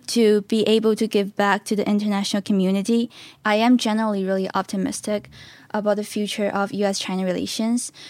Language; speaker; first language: English; non-native, fluent; Chinese